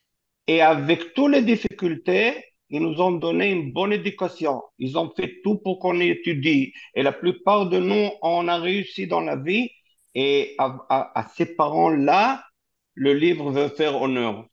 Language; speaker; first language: French; early bilingual, heritage; French